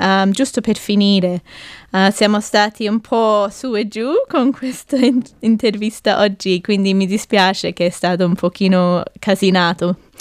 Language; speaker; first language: Italian; non-native, fluent; English